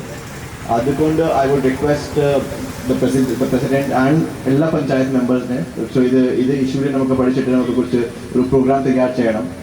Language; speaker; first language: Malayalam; non-native, fluent; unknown